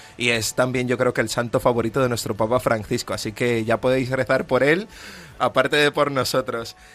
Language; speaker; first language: Spanish; native; Spanish